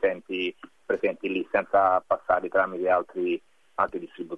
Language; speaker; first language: Italian; native; Italian